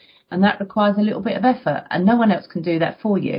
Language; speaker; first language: English; native; English